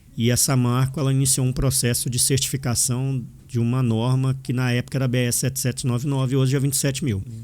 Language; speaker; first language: Portuguese; native; Portuguese